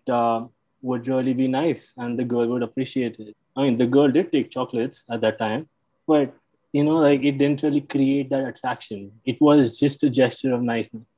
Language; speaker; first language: English; non-native, local second language; Hindi